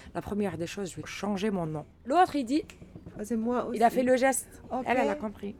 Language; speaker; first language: French; non-native, local second language; Arabic